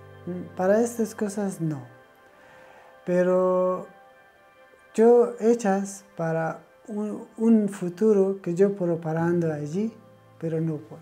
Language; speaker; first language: Spanish; non-native, learner; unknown